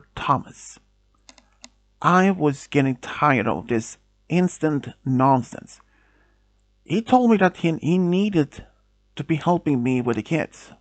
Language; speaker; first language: English; non-native, fluent; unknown